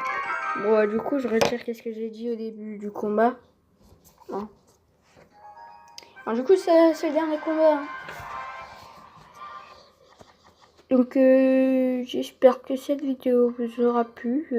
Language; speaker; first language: French; native; French